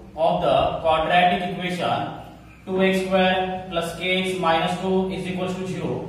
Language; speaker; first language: English; non-native, local second language; Marathi